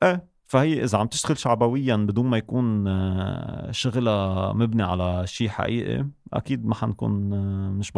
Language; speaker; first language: Arabic; native; Arabic